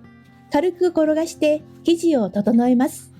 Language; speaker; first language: Japanese; native; Japanese